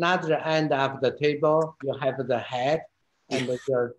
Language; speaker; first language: English; non-native, fluent; Chinese